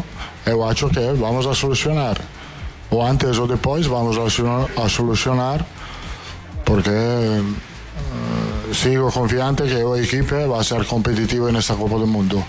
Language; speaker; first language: Portuguese; non-native, fluent; Italian